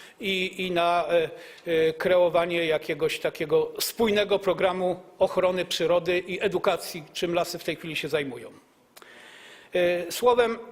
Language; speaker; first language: Polish; native; Polish